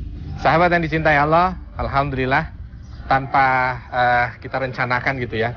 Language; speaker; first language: Indonesian; native; Indonesian